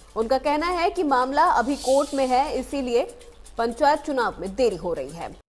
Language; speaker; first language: Hindi; native; Hindi